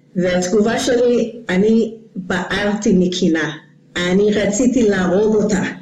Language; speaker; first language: Hebrew; non-native, fluent; English